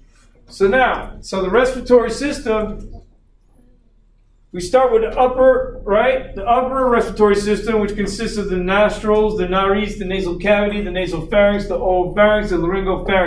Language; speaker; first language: English; native; English